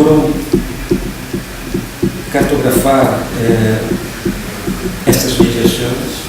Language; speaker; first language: Spanish; non-native, fluent; Portuguese